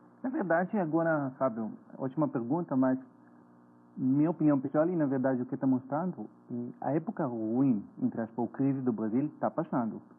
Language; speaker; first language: Portuguese; non-native, fluent; Hebrew